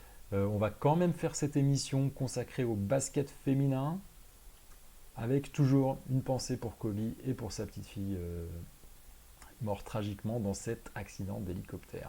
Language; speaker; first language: French; native; French